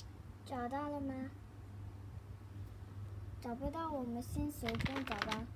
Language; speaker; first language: Chinese; non-native, learner; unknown